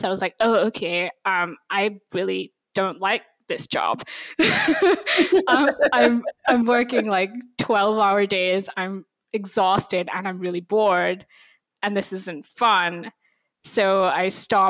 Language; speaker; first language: English; native; English